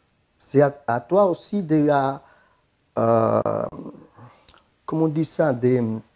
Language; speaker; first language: French; non-native, fluent; Spanish